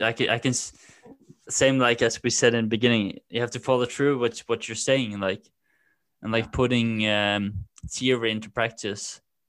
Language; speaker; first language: English; non-native, fluent; Norwegian